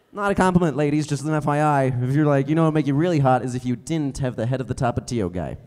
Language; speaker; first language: English; native; English